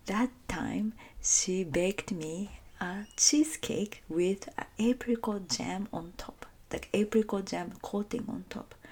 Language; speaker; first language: English; non-native, fluent; Japanese